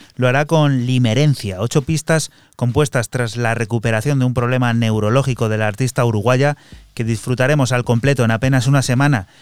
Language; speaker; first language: Spanish; native; Spanish